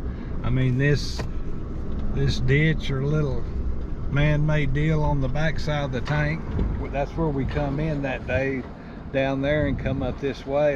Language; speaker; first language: English; native; English